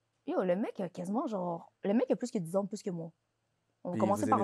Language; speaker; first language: French; native; French